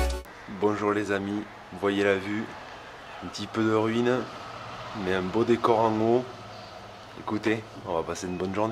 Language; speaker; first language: French; native; French